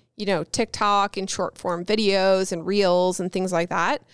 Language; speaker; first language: English; native; English